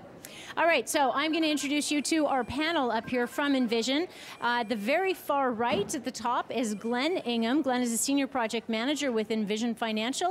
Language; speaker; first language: English; native; English